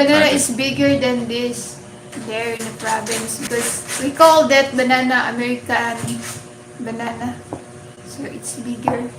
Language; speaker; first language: English; non-native, local second language; Filipino